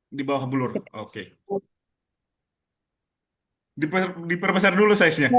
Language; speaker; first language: Indonesian; native; Indonesian